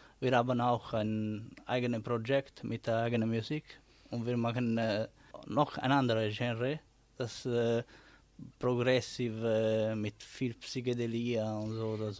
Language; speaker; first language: German; non-native, learner; Italian